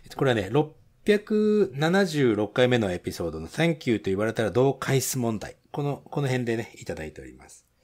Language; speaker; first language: Japanese; native; Japanese